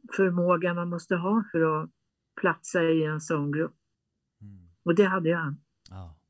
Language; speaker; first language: Swedish; native; Swedish